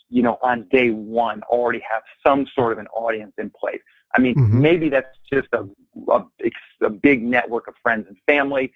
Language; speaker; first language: English; native; English